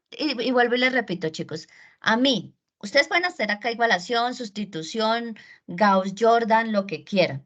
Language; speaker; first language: Spanish; native; Spanish